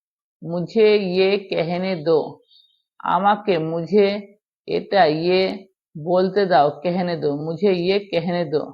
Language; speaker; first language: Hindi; non-native, local second language; Bangla